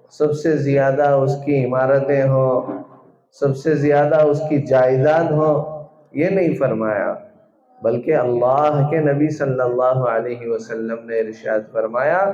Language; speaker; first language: Urdu; native; Urdu